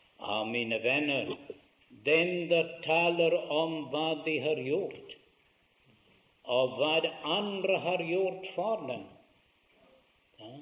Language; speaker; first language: Norwegian; early bilingual, heritage; Norwegian